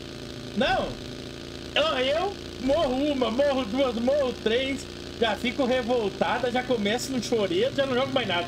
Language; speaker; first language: Portuguese; native; Portuguese